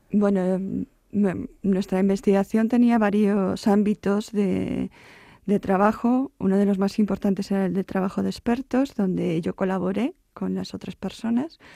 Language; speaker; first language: Spanish; native; Spanish